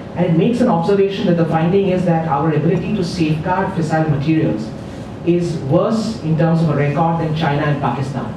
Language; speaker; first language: English; non-native, fluent; Persian